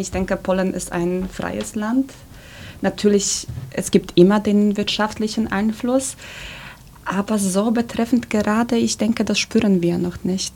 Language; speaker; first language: German; early bilingual, other home language; Polish